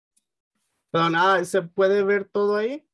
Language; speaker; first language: Spanish; early bilingual, heritage; Spanish